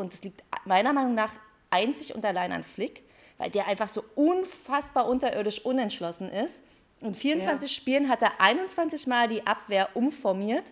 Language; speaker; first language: German; native; German